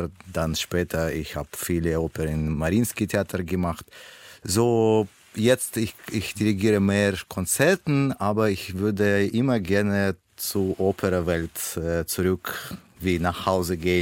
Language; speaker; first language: German; non-native, learner; Russian